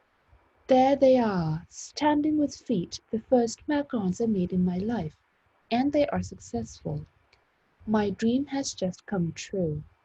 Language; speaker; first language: English; non-native, fluent; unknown